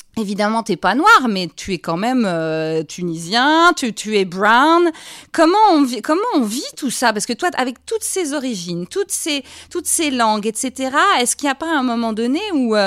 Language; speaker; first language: French; native; French